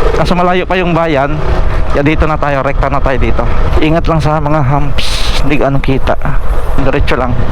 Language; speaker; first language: Filipino; native; Filipino